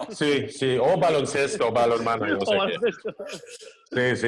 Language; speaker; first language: Spanish; non-native, fluent; Croatian